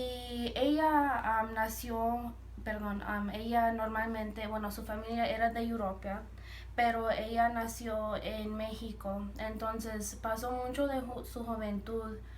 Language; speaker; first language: Spanish; early bilingual, heritage; Spanish